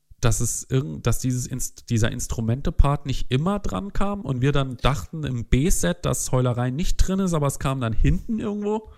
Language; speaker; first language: German; native; German